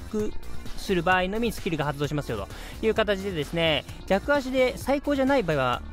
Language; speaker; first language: Japanese; native; Japanese